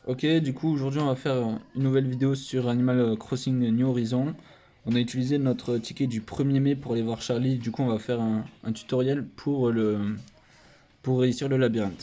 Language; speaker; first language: French; native; French